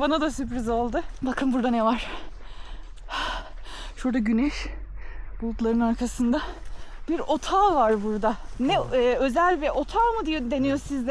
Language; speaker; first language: Turkish; native; Turkish